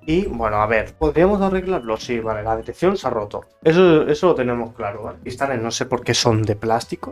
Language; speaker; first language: Spanish; native; Spanish